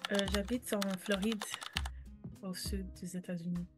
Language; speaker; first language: French; non-native, fluent; English